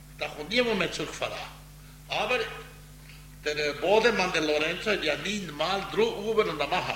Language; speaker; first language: German; early bilingual, heritage; Spanish